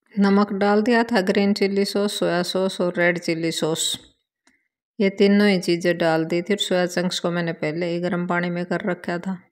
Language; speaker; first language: Hindi; native; Hindi